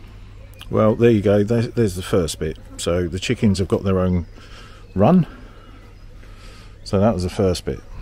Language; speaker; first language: English; native; English